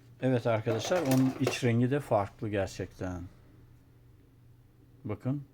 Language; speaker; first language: Turkish; native; Turkish